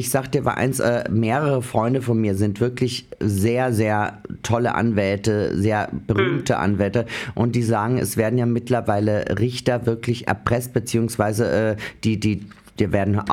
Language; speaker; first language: German; native; German